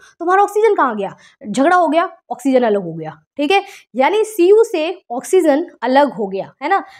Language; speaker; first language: Hindi; native; Hindi